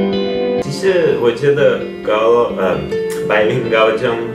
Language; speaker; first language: Chinese; non-native, fluent; Czech